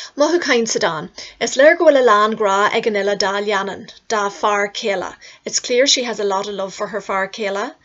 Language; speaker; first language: Irish; native; Irish